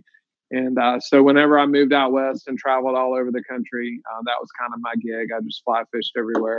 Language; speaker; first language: English; native; English